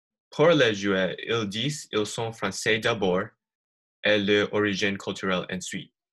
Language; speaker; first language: French; non-native, learner; English